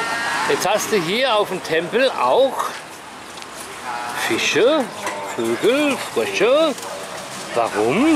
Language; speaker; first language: German; native; German